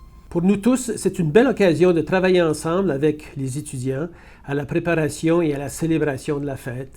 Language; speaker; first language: French; native; French